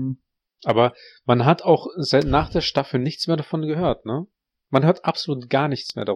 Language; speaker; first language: German; native; German